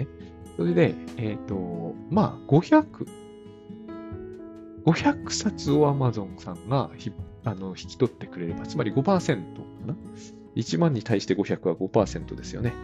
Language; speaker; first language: Japanese; native; Japanese